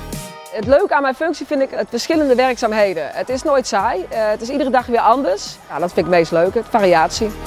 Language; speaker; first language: Dutch; native; Dutch